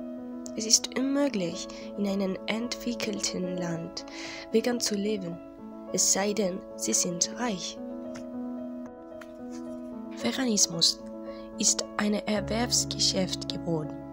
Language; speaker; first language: German; non-native, learner; Spanish